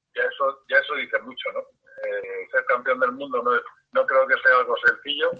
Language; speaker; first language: Spanish; native; Spanish